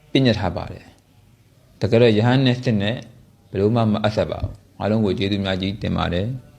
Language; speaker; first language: Burmese; native; Burmese